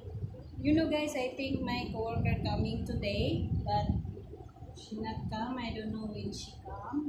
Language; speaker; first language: English; non-native, learner; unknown